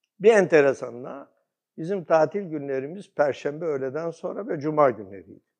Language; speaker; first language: Turkish; early bilingual, heritage; Turkish